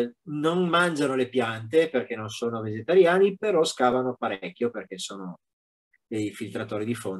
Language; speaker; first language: Italian; native; Italian